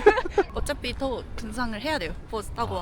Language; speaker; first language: Korean; non-native, fluent; Japanese